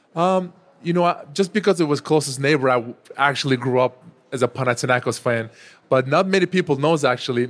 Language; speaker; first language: English; non-native, fluent; Turkish